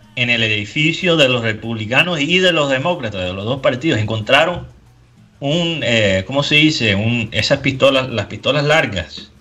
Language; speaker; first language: Spanish; early bilingual, heritage; Spanish